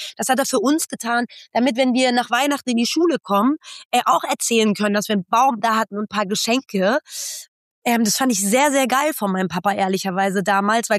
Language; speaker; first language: German; early bilingual, other home language; Persian